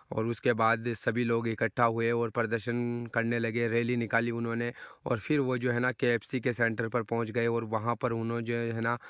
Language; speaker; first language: Hindi; native; Hindi